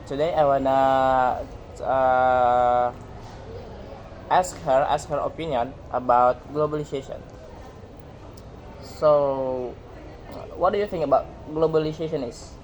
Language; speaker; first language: English; non-native, learner; Indonesian